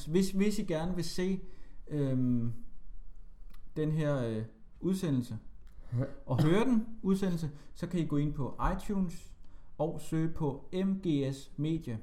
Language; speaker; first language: Danish; native; Danish